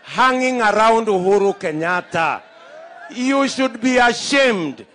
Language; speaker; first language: English; non-native, local second language; Kalenjin